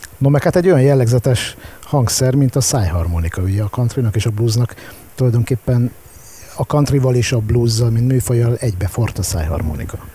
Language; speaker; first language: Hungarian; native; Hungarian